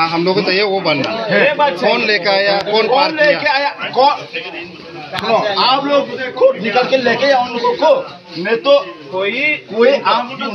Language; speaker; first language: Hindi; non-native, local second language; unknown